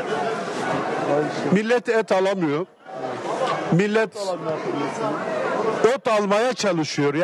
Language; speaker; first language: Turkish; native; Turkish